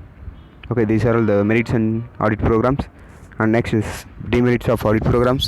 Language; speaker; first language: English; non-native, local second language; Tamil